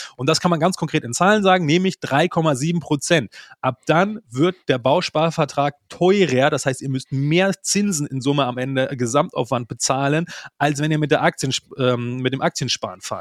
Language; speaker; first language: German; native; German